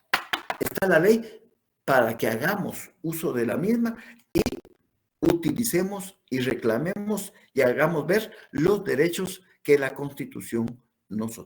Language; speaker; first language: Spanish; native; Spanish